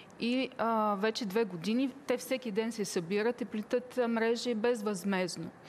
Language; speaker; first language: Bulgarian; early bilingual, heritage; Bulgarian